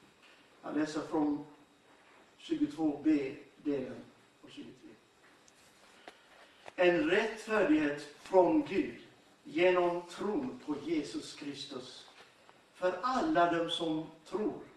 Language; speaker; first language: Swedish; non-native, fluent; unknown